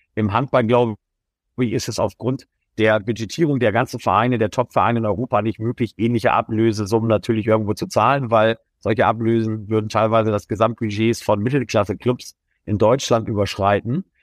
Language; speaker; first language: German; native; German